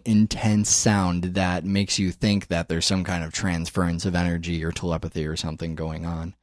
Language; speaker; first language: English; native; English